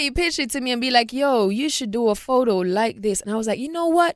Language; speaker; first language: English; non-native, local second language; Jamaican Creole English